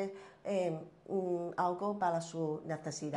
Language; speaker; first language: Spanish; non-native, learner; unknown